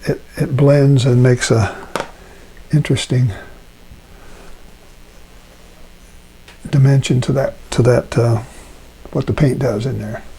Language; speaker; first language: English; native; English